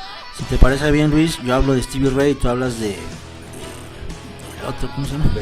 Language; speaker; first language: Spanish; native; Spanish